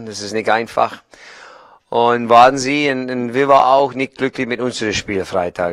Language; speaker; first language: German; non-native, learner; English